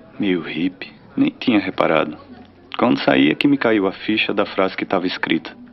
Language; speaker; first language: Portuguese; native; Portuguese